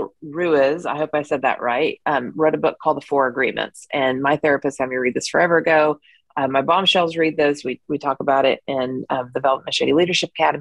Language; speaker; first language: English; native; English